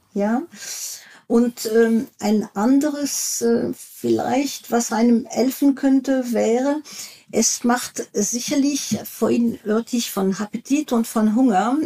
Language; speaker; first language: German; non-native, fluent; French